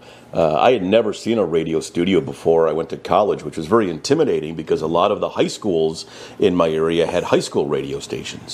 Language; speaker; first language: English; native; English